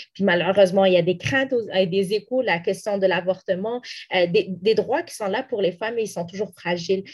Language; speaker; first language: French; non-native, local second language; Arabic